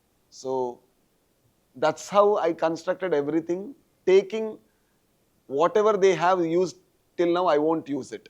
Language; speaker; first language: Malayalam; non-native, learner; Tulu